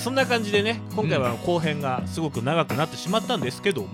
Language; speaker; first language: Japanese; native; Japanese